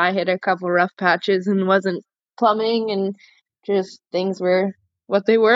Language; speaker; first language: English; native; English